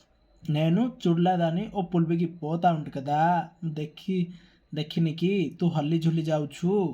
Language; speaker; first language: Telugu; non-native, local second language; Odia